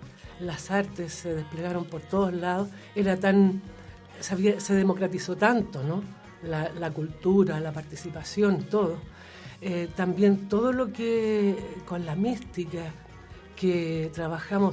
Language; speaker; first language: Spanish; native; Spanish